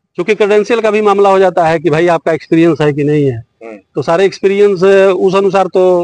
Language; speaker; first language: Hindi; native; Hindi